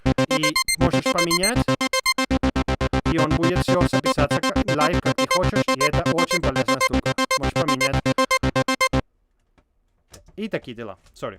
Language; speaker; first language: Russian; non-native, learner; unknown